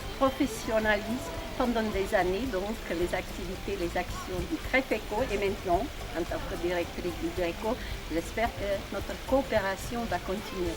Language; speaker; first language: French; non-native, fluent; Macedonian